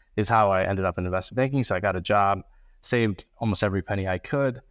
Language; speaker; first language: English; early bilingual, other home language; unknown